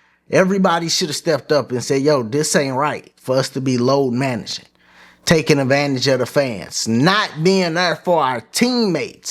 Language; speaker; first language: English; native; English